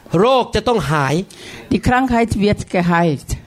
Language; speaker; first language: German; non-native, learner; Thai